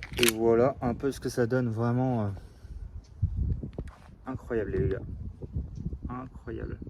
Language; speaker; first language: French; native; French